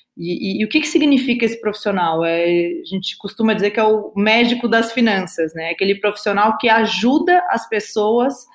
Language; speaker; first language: Portuguese; native; Portuguese